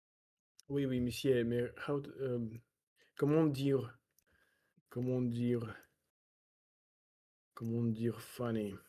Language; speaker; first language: French; non-native, learner; Russian